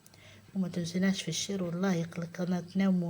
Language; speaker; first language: Arabic; native; Arabic